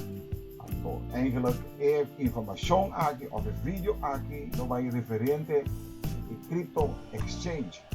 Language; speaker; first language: Portuguese; non-native, learner; Papiamento